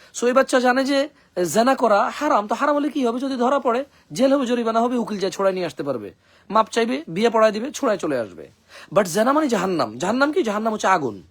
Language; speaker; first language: Bangla; native; Bangla